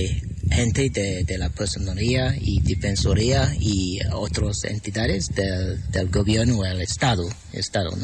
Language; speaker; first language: Spanish; non-native, fluent; English